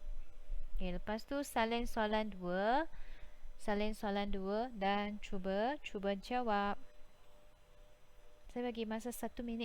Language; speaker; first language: Malay; native; Malay